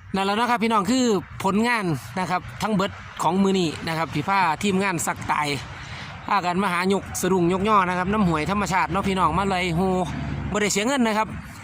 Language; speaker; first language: Thai; native; Thai